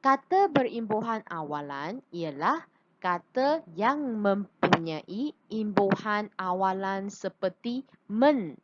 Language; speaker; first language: Malay; non-native, local second language; Chinese